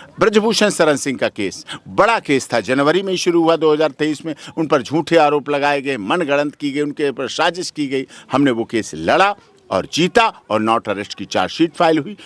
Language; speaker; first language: Hindi; native; Hindi